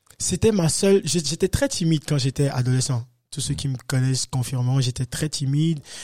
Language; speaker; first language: French; native; French